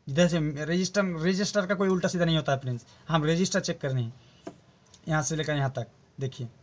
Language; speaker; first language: Hindi; non-native, local second language; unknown